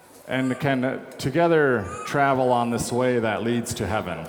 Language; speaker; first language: English; native; English